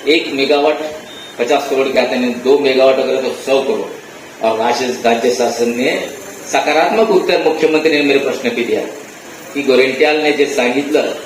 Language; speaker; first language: Hindi; non-native, local second language; Marathi